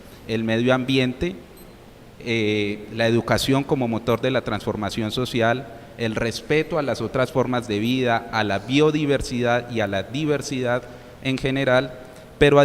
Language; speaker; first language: Spanish; native; Spanish